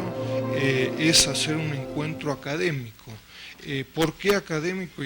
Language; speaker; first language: Spanish; native; Spanish